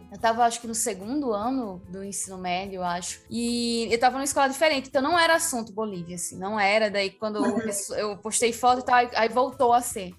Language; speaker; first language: Portuguese; early bilingual, other home language; Spanish